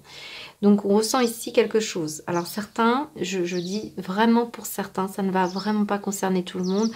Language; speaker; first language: French; native; French